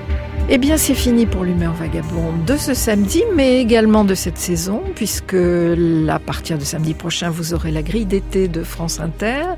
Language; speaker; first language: French; native; French